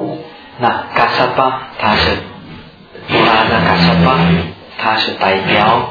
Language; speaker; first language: Chinese; non-native, fluent; Czech